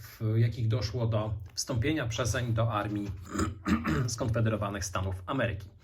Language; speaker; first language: Polish; native; Polish